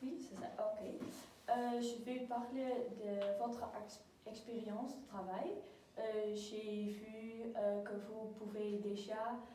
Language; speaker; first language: French; non-native, learner; Dutch